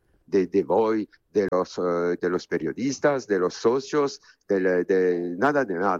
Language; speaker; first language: Spanish; non-native, fluent; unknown